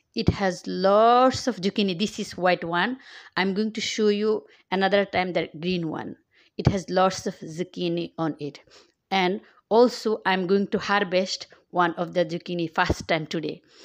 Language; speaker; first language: English; non-native, local second language; Bangla